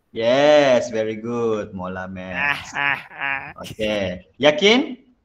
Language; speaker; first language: English; non-native, local second language; Malay